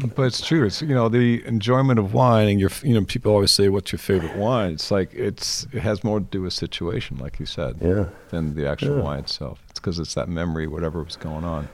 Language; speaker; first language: English; native; English